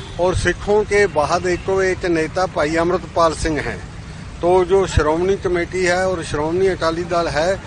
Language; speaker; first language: Hindi; non-native, local second language; Punjabi